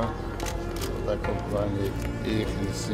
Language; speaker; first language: Russian; non-native, fluent; Georgian